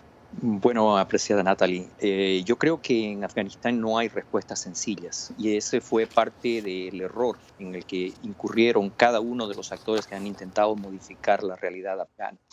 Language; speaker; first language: Spanish; native; Spanish